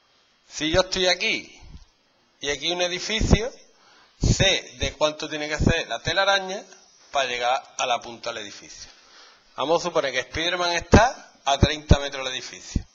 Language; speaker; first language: Spanish; native; Spanish